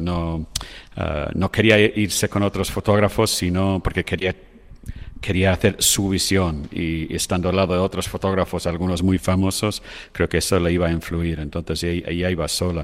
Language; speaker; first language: Spanish; non-native, fluent; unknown